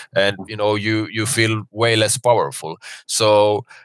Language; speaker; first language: English; non-native, fluent; Finnish